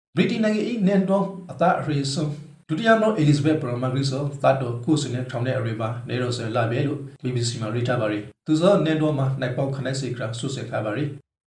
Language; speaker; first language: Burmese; native; Burmese